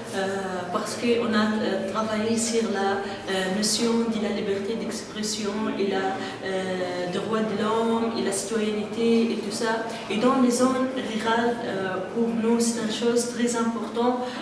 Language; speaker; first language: French; non-native, local second language; Arabic